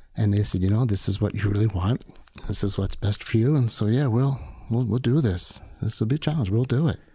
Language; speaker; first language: English; native; English